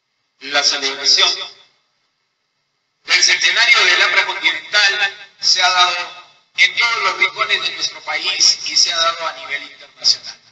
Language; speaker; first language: Spanish; native; Spanish